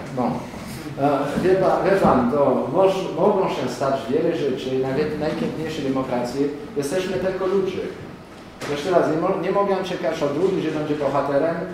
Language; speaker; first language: Polish; non-native, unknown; French